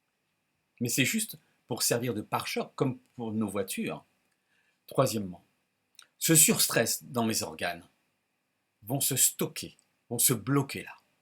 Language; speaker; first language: French; native; French